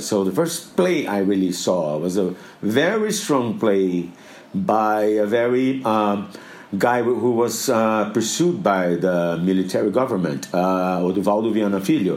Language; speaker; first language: English; non-native, fluent; Portuguese